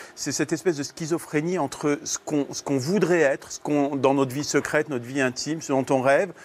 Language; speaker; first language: French; native; French